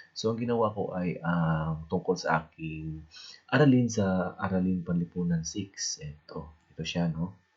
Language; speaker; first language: Filipino; non-native, local second language; Cebuano